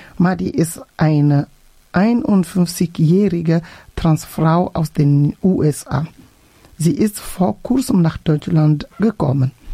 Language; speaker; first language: German; non-native, fluent; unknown